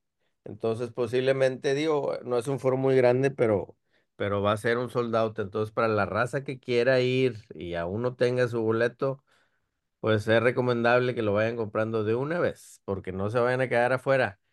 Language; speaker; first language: Spanish; native; Spanish